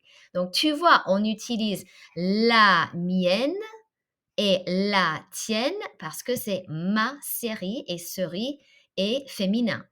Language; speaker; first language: French; non-native, fluent; English